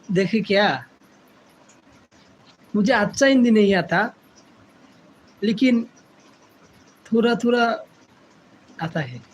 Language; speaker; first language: Hindi; non-native, learner; Bangla